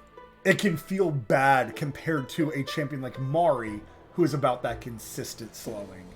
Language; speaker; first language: English; native; English